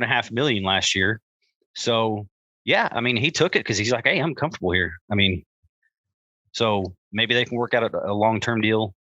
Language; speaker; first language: English; native; English